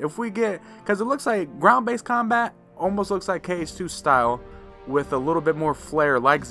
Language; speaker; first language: English; native; English